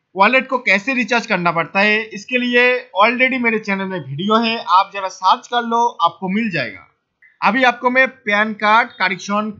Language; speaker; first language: Hindi; non-native, local second language; Bangla